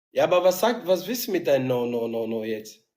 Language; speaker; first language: German; native; German